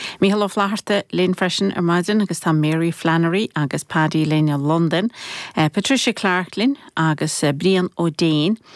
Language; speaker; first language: Irish; native; Irish